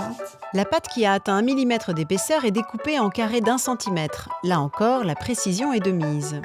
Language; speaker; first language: French; native; French